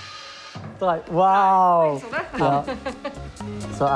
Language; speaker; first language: German; non-native, learner; Arabic